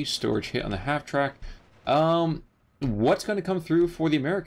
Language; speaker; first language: English; native; English